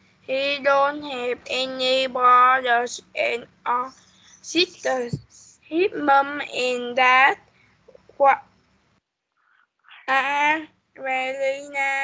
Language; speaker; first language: English; non-native, learner; Vietnamese